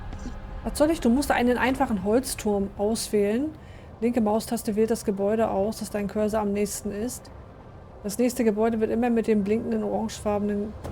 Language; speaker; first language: German; native; German